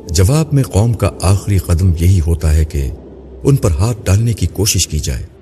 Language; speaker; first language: Urdu; native; Urdu